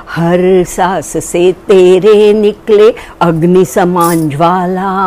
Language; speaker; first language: Hindi; non-native, local second language; Marathi